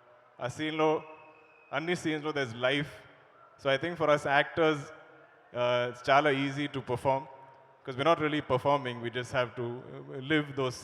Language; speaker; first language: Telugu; non-native, learner; Malayalam